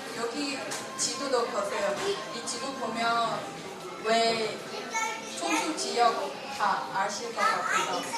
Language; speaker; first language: Korean; non-native, fluent; Chinese